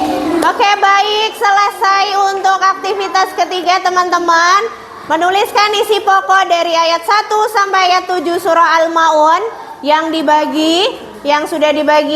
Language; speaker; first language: Indonesian; native; Indonesian